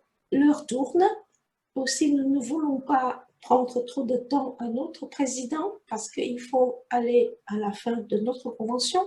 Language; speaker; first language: French; native; French